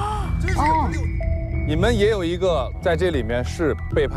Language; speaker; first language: Chinese; native; Chinese